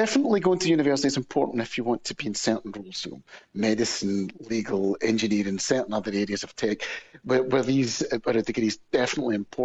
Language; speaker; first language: English; native; English